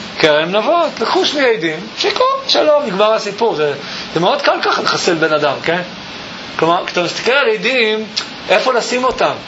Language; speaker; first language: Hebrew; native; Hebrew